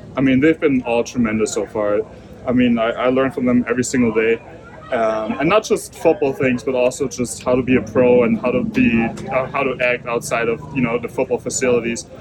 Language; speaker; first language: English; non-native, fluent; German